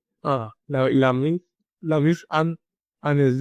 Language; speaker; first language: French; non-native, learner; Spanish